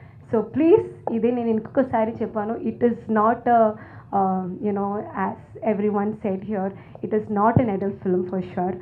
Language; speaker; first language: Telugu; non-native, learner; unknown